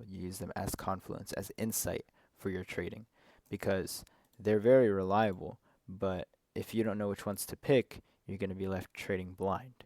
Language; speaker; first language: English; native; English